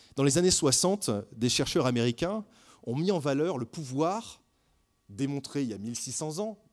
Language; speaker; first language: French; native; French